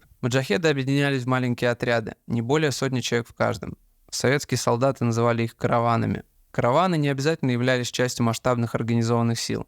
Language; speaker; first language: Russian; native; Russian